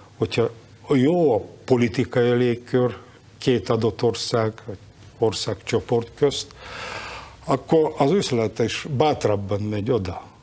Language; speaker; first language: Hungarian; non-native, fluent; Russian